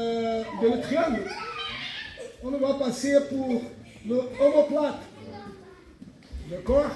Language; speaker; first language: French; non-native, fluent; Portuguese